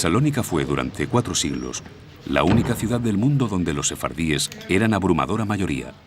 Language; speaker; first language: Spanish; native; Spanish